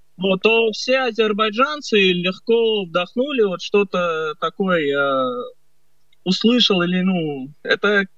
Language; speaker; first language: Russian; early bilingual, other home language; Armenian